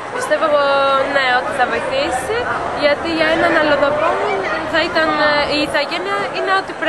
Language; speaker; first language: Greek; non-native, fluent; Albanian